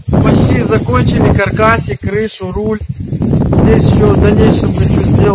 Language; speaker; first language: Russian; native; Russian